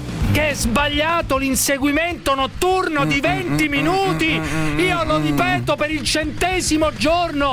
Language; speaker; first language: Italian; native; Italian